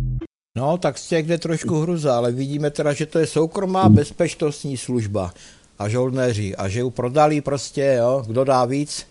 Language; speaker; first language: Czech; native; Czech